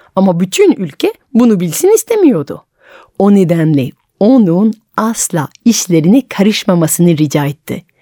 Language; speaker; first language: Turkish; non-native, fluent; French